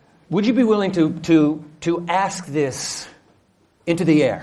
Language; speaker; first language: English; early bilingual, other home language; Japanese